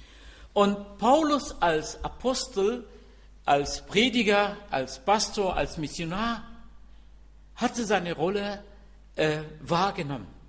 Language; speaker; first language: German; non-native, fluent; Arabic